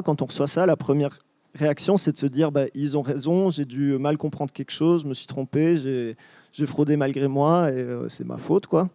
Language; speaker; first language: French; native; French